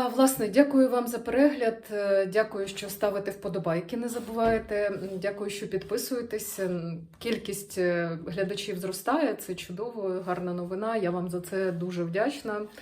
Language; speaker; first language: Ukrainian; non-native, local second language; Russian